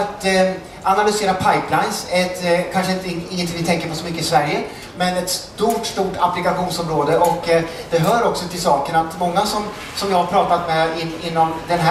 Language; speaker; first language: Swedish; native; Swedish